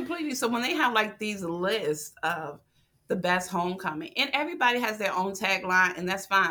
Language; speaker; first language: English; native; English